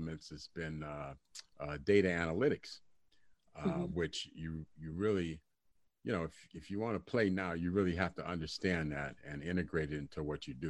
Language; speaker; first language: English; native; English